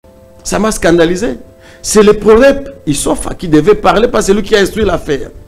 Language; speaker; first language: French; non-native, local second language; Swahili